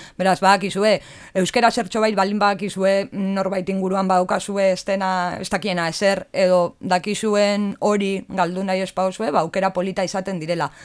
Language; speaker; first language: Basque; native; Basque